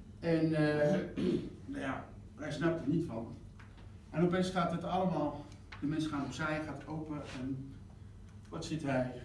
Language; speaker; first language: Dutch; non-native, fluent; Spanish